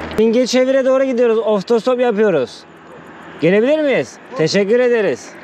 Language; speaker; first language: Turkish; native; Turkish